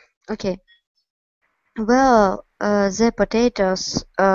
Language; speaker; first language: English; non-native, learner; Russian